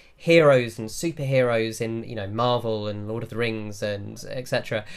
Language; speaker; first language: English; native; English